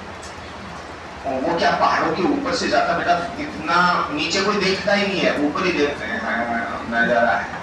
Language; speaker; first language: Hindi; native; Hindi